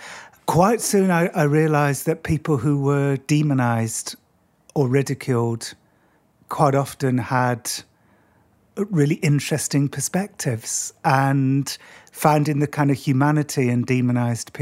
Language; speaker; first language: English; native; English